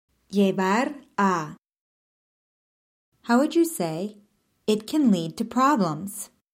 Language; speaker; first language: English; native; English